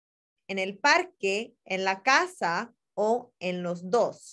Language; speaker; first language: Spanish; non-native, fluent; English